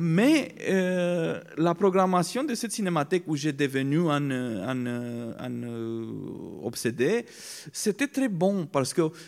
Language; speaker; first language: French; non-native, fluent; Romanian